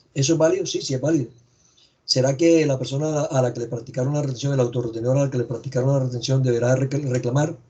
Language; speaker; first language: Spanish; native; Spanish